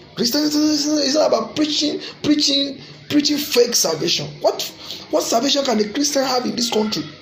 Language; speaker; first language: English; non-native, local second language; Yoruba